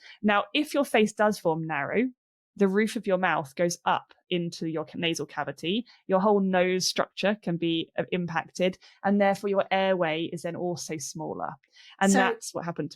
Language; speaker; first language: English; native; English